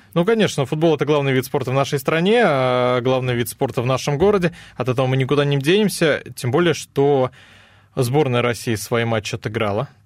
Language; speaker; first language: Russian; native; Russian